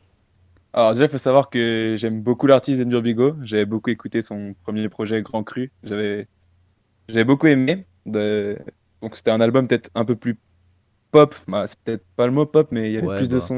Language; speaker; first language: French; native; French